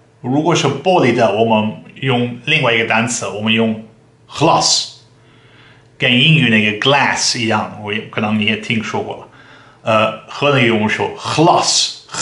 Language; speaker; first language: Chinese; non-native, fluent; Dutch